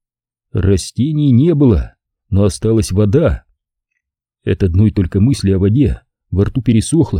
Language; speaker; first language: Russian; native; Russian